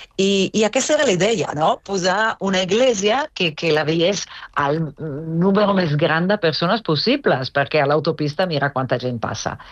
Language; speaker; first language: Catalan; non-native, fluent; Italian